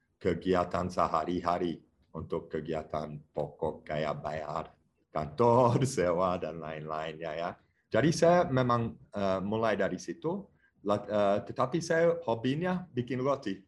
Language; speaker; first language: Indonesian; non-native, fluent; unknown